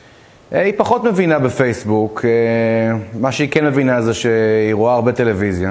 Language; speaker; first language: Hebrew; native; Hebrew